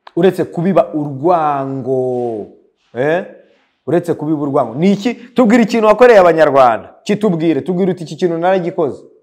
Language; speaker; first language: Kinyarwanda; early bilingual, heritage; Kinyarwanda